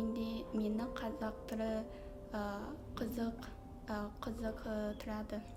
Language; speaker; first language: Kazakh; non-native, learner; Chinese